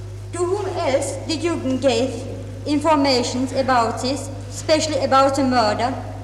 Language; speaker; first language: English; non-native, fluent; Czech